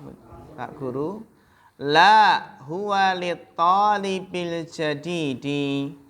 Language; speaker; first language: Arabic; non-native, fluent; Indonesian